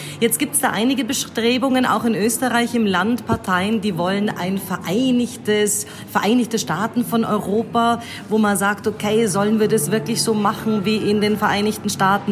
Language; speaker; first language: German; native; German